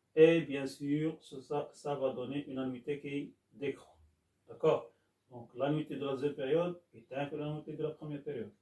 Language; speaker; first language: French; non-native, local second language; Arabic